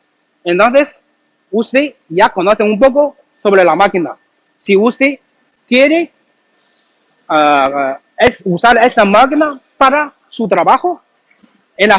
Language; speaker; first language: Spanish; non-native, learner; Chinese